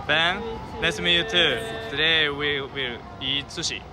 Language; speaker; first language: English; non-native, learner; Japanese